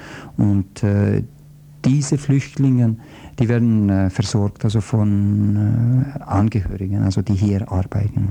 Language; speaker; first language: German; non-native, fluent; Croatian